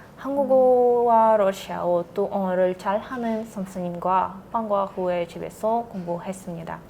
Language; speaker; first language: Korean; non-native, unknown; Russian